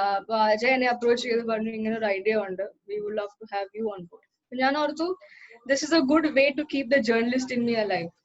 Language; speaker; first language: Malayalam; early bilingual, heritage; Malayalam